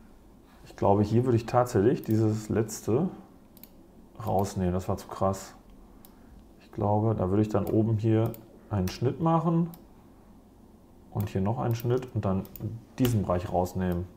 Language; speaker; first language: German; native; German